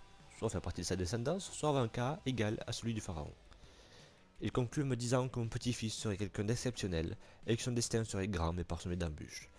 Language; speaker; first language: French; native; French